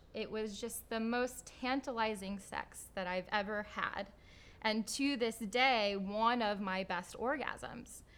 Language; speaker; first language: English; native; English